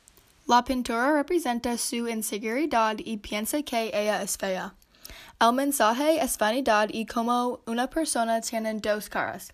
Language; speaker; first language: Spanish; non-native, learner; English